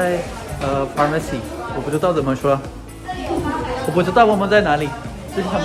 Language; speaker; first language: Chinese; non-native, learner; Urdu